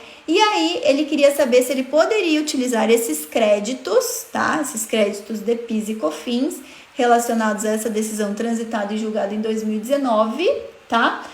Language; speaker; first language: Portuguese; native; Portuguese